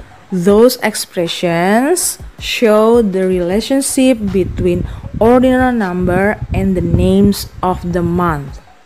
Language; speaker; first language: English; non-native, fluent; Indonesian